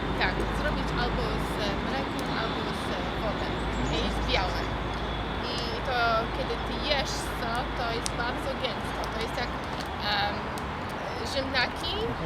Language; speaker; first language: Polish; non-native, learner; Afrikaans